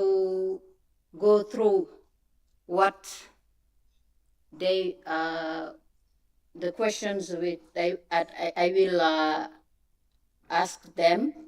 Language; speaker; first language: English; non-native, fluent; French